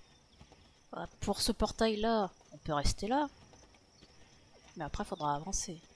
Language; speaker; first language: French; native; French